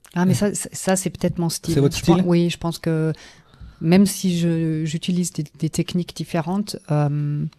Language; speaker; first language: French; non-native, fluent; German